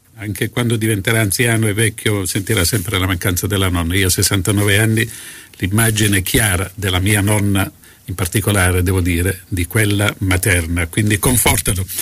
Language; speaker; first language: Italian; native; Italian